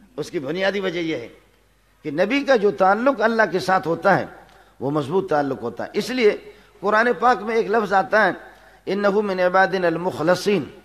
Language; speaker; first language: Urdu; non-native, local second language; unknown